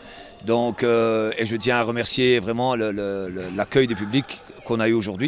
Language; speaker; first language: French; native; French